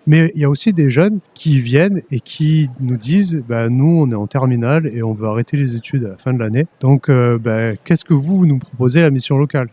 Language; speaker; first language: French; native; French